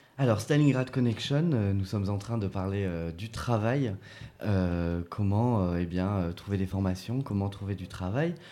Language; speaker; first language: French; native; French